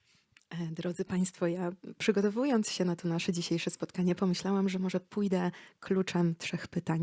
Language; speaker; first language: Polish; native; Polish